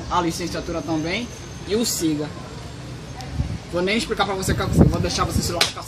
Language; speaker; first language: Portuguese; native; Portuguese